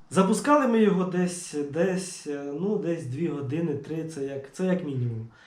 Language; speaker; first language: Ukrainian; native; Ukrainian